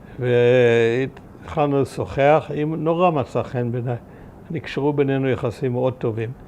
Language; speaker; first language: Hebrew; early bilingual, other home language; German